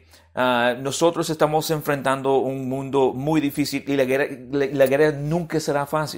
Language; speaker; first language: Spanish; non-native, fluent; English